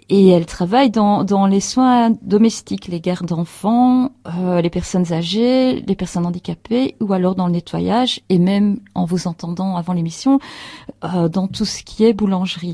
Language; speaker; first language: French; native; French